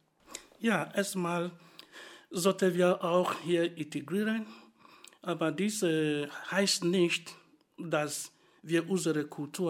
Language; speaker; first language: German; non-native, fluent; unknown